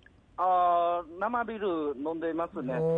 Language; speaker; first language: Japanese; non-native, learner; Vietnamese